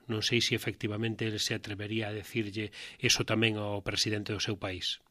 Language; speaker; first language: Galician; non-native, local second language; Spanish